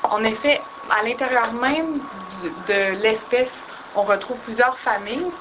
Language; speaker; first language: French; native; French